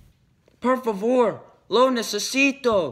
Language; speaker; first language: Spanish; non-native, learner; English